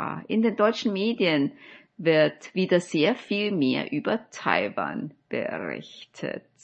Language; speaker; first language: German; native; German